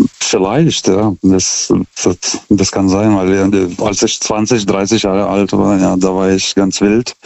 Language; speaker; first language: German; non-native, fluent; Lithuanian